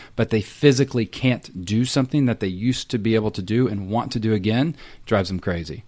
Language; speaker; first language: English; native; English